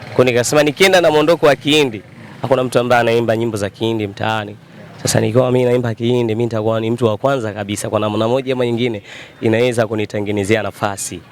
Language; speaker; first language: Swahili; native; Swahili